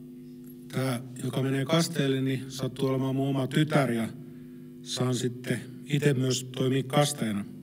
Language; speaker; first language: Finnish; native; Finnish